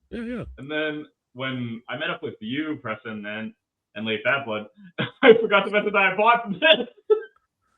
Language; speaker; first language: English; native; English